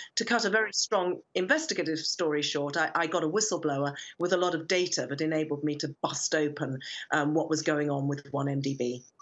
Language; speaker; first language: English; native; English